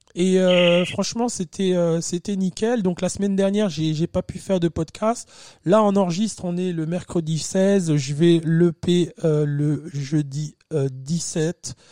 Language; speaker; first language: French; native; French